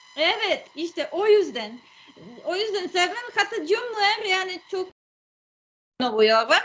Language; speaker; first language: Turkish; non-native, learner; Serbian